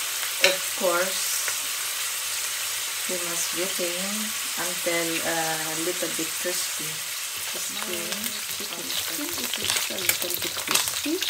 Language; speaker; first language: English; non-native, learner; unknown